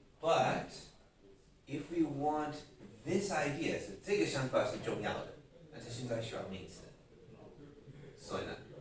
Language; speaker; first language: Chinese; non-native, fluent; English